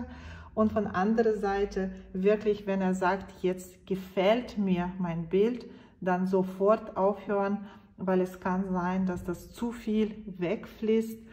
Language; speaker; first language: German; non-native, fluent; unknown